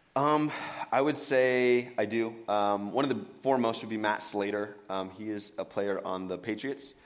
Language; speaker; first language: English; native; English